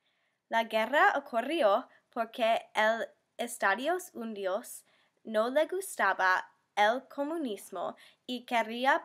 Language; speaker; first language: Spanish; non-native, learner; English